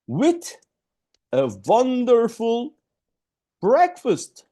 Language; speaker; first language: English; non-native, fluent; Turkish